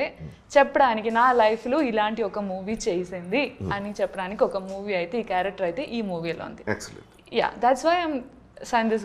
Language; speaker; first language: Telugu; non-native, learner; Malayalam